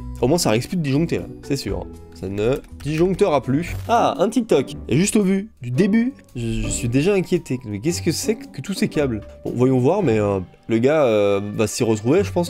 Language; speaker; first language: French; native; French